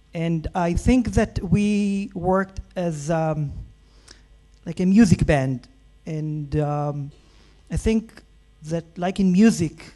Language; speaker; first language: English; non-native, fluent; Hebrew